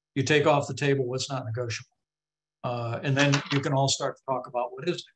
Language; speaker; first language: English; native; English